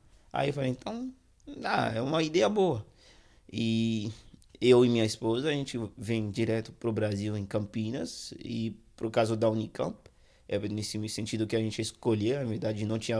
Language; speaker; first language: Portuguese; non-native, fluent; Haitian Creole